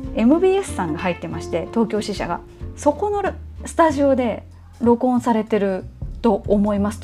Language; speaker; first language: Japanese; native; Japanese